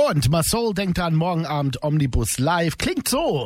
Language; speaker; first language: German; native; German